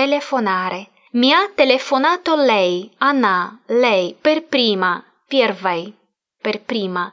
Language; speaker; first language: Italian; non-native, fluent; Russian